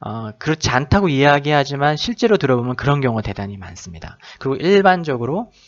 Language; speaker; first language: Korean; native; Korean